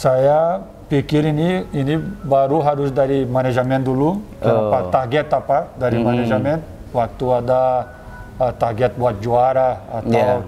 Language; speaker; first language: Indonesian; non-native, fluent; Portuguese